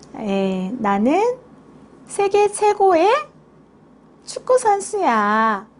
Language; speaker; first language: Korean; native; Korean